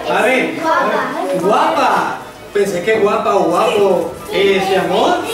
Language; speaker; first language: Spanish; native; Spanish